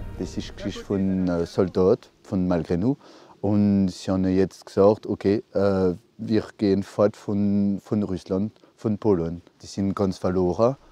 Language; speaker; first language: German; non-native, local second language; Swiss German